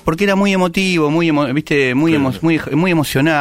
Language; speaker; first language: Spanish; native; Spanish